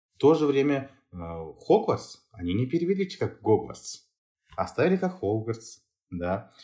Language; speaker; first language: Russian; non-native, local second language; Kazakh